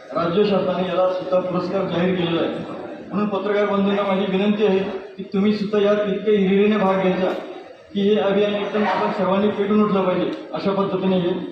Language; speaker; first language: Marathi; native; Marathi